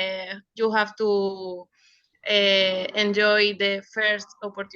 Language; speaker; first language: English; non-native, learner; Spanish